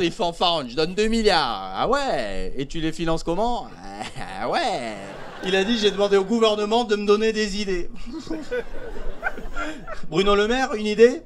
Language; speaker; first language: French; native; French